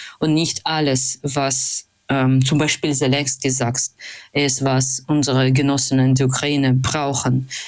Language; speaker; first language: German; non-native, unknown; Russian